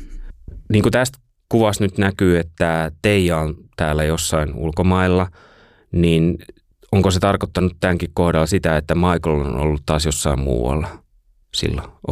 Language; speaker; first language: Finnish; native; Finnish